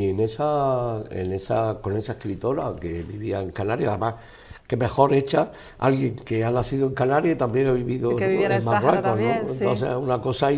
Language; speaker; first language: Spanish; native; Spanish